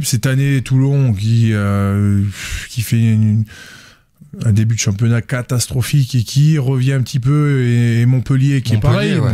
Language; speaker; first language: French; native; French